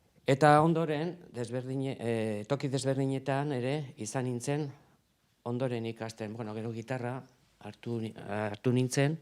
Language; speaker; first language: Basque; non-native, local second language; Spanish